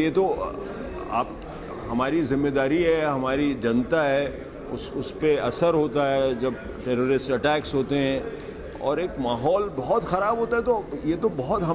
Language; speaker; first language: Hindi; native; Hindi